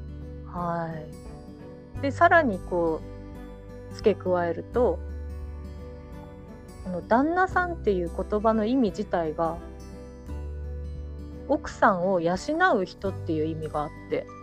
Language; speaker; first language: Japanese; native; Japanese